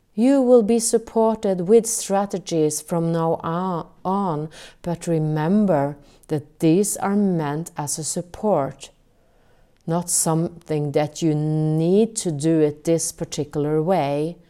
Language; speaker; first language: English; non-native, fluent; Norwegian